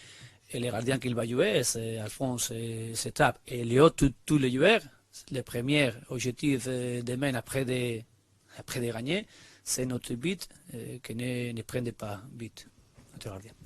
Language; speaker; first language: French; non-native, learner; Spanish